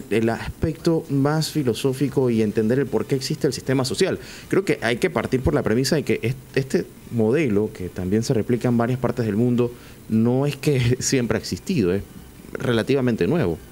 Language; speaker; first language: Spanish; native; Spanish